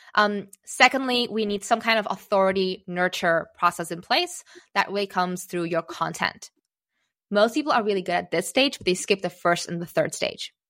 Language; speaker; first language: English; early bilingual, other home language; Czech